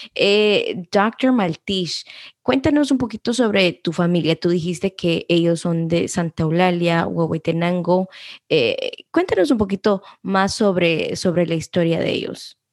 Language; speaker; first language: Spanish; early bilingual, heritage; Spanish